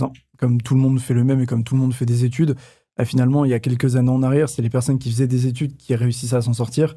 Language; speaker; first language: French; native; French